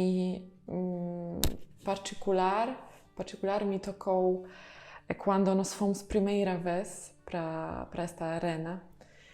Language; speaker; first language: Portuguese; non-native, fluent; Polish